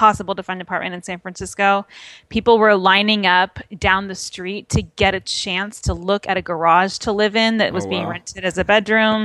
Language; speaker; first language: English; native; English